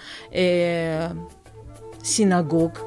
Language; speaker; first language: French; non-native, learner; Georgian